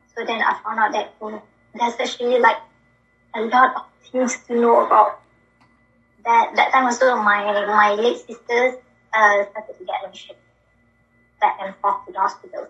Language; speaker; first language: English; non-native, local second language; Malay